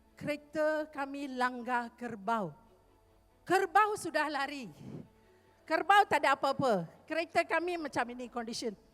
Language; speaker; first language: Malay; non-native, local second language; Tamil